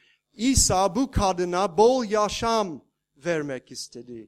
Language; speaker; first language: Turkish; non-native, fluent; English